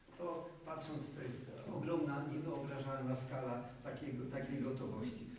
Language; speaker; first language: Polish; native; Polish